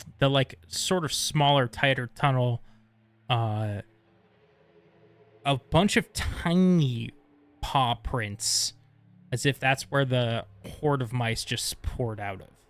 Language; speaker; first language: English; native; English